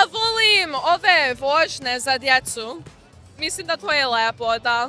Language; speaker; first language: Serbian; early bilingual, heritage; Serbian